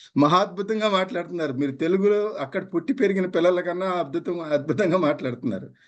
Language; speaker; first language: Telugu; native; Telugu